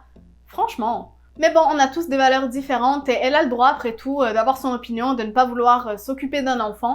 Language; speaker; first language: French; native; French